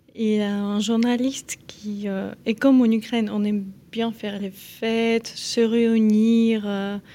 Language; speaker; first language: French; non-native, fluent; Ukrainian